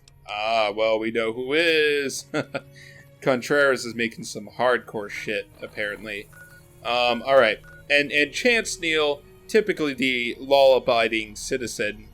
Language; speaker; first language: English; native; English